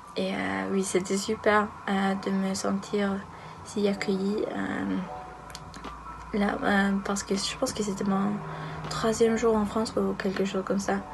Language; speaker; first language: French; non-native, learner; Norwegian